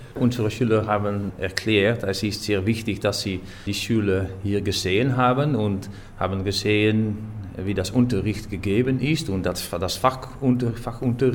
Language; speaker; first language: German; non-native, learner; Dutch